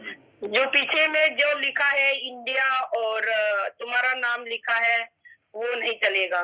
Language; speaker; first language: Hindi; non-native, local second language; Manipuri